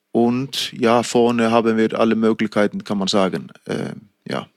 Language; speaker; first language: German; non-native, fluent; Icelandic